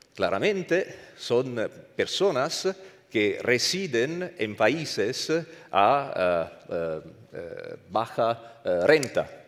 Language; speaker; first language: Spanish; non-native, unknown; Italian